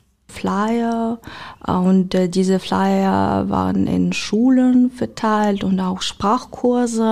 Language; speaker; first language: German; non-native, fluent; Ukrainian